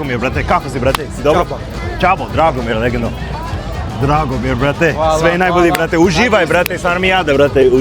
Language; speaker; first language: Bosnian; non-native, learner; English